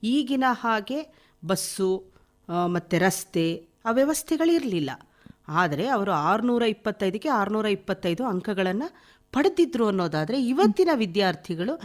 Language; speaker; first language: Kannada; native; Kannada